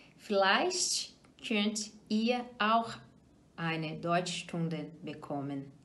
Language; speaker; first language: German; non-native, learner; Portuguese